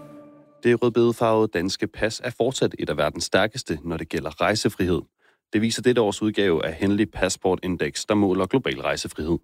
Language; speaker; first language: Danish; native; Danish